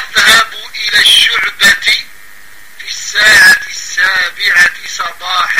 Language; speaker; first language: Arabic; non-native, fluent; French